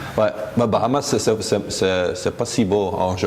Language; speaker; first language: French; non-native, local second language; Dutch